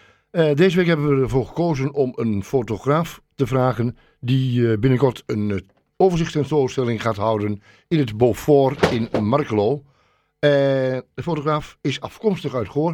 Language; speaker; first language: Dutch; native; Dutch